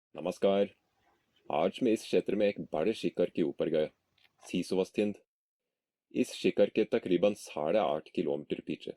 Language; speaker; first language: Hindi; non-native, fluent; Norwegian